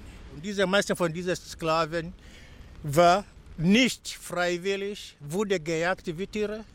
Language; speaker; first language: German; non-native, fluent; Swahili